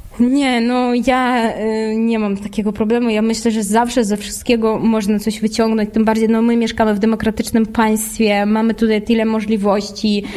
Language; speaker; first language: Polish; non-native, fluent; Russian